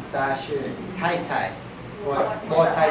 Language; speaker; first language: Chinese; non-native, learner; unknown